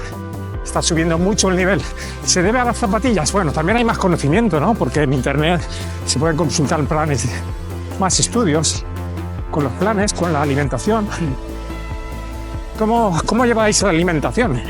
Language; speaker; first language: Spanish; native; Spanish